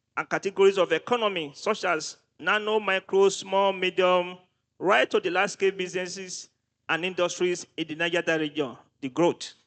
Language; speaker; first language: English; non-native, local second language; Yoruba